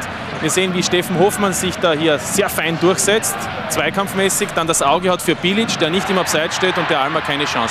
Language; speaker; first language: German; native; German